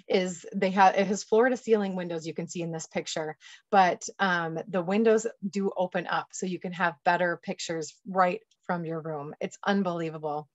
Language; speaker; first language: English; native; English